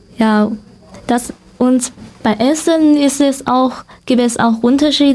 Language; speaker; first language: German; non-native, learner; Chinese